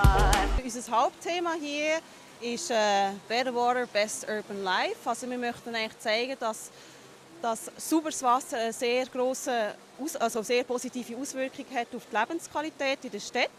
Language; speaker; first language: German; early bilingual, other home language; Vietnamese